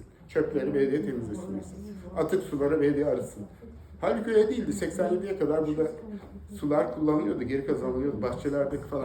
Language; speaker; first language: Turkish; native; Turkish